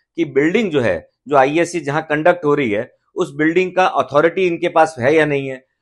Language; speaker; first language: Hindi; native; Hindi